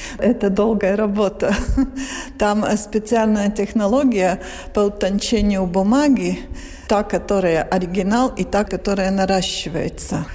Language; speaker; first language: Russian; non-native, local second language; Latvian